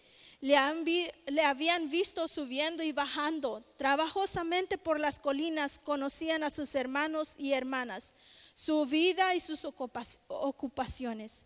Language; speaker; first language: Spanish; native; Spanish